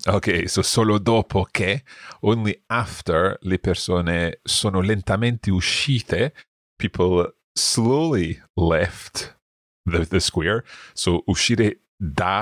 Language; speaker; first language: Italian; non-native, fluent; English